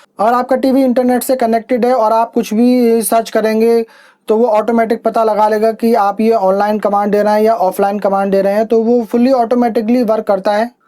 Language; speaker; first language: Hindi; native; Hindi